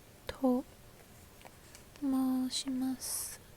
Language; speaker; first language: Japanese; non-native, learner; English